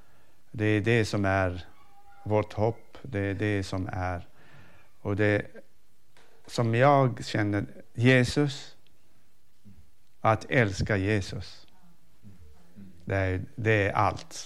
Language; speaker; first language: Swedish; non-native, fluent; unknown